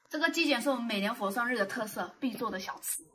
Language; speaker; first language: Chinese; native; Chinese